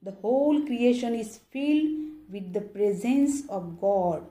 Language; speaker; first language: English; non-native, local second language; Marathi